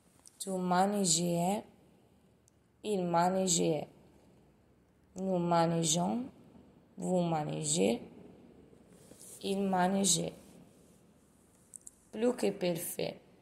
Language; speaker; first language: French; non-native, learner; Italian